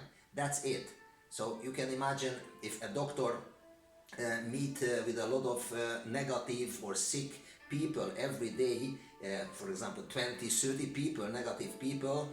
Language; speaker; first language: English; non-native, learner; Hungarian